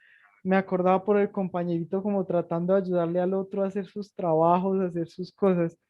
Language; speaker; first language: Spanish; native; Spanish